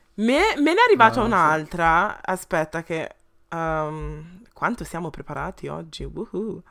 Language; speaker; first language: Italian; early bilingual, other home language; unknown